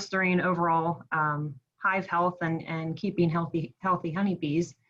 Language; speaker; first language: English; native; English